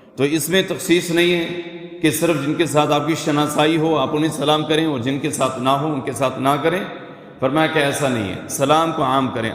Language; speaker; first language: Urdu; non-native, local second language; Punjabi